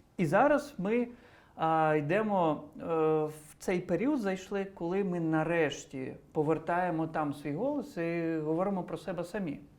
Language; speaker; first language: Ukrainian; non-native, local second language; Crimean Tatar